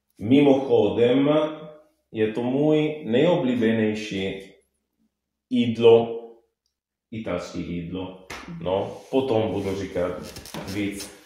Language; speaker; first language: Czech; non-native, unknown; Italian